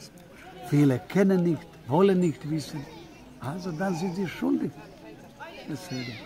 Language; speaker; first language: German; non-native, fluent; Croatian